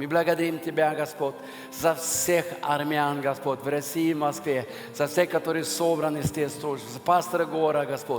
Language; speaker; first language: Russian; non-native, fluent; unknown